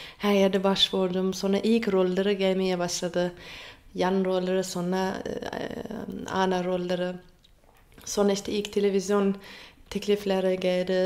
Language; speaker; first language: Turkish; non-native, fluent; German